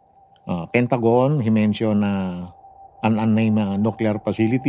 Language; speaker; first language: English; non-native, local second language; Pangasinan